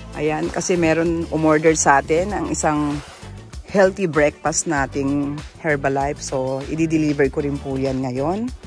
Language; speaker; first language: Filipino; native; Filipino